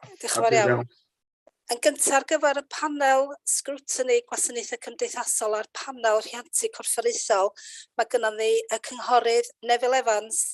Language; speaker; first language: Welsh; native; Welsh